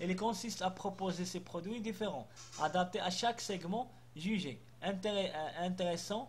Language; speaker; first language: French; non-native, local second language; Arabic